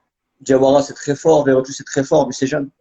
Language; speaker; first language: French; native; French